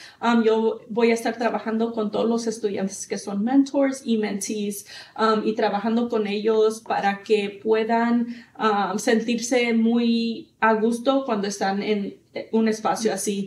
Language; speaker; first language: Spanish; early bilingual, heritage; Spanish